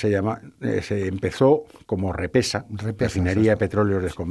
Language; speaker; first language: Spanish; native; Spanish